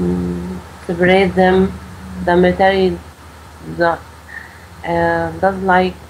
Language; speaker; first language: English; non-native, learner; Arabic